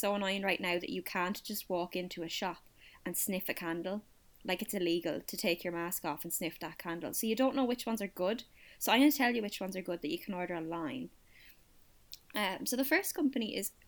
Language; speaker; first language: English; native; English